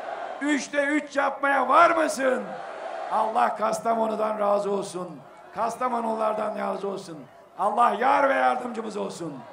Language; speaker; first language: Turkish; native; Turkish